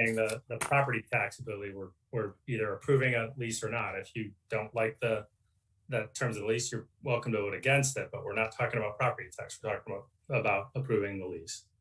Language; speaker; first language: English; native; English